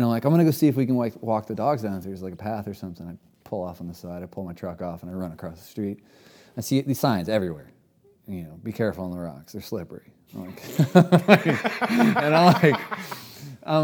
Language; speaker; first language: English; native; English